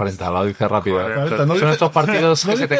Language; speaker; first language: Spanish; native; Spanish